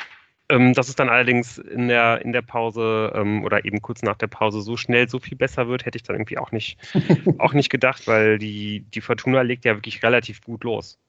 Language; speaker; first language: German; native; German